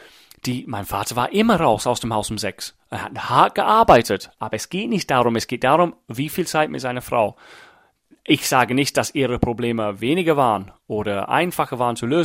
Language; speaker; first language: German; non-native, fluent; English